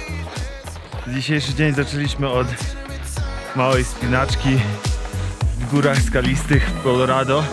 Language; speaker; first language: Polish; native; Polish